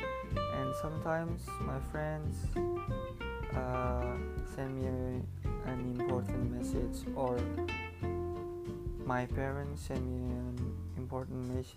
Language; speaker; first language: English; non-native, learner; Indonesian